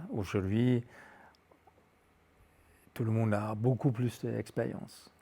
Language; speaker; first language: French; non-native, fluent; Danish